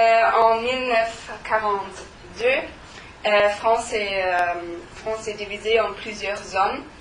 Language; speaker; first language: French; non-native, learner; German